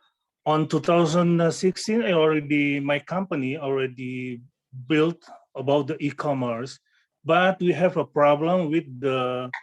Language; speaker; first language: English; non-native, fluent; Indonesian